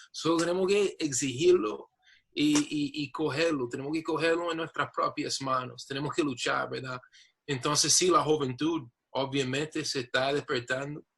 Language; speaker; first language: Spanish; non-native, fluent; English